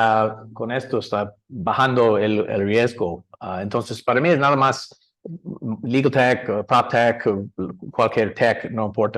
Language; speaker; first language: Spanish; non-native, learner; English